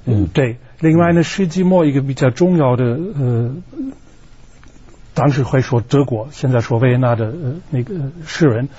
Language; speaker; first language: Chinese; non-native, fluent; German